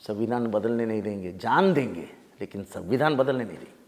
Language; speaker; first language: Hindi; non-native, local second language; Marathi